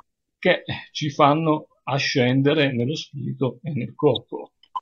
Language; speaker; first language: Italian; native; Italian